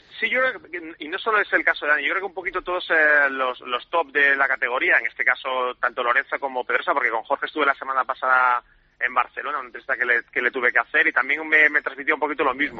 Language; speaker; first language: Spanish; native; Spanish